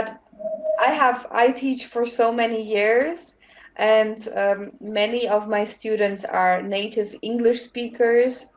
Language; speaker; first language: English; non-native, fluent; German